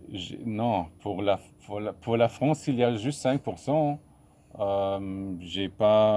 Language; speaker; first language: French; non-native, fluent; German